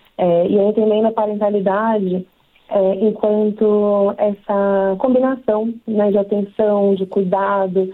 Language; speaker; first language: Portuguese; native; Portuguese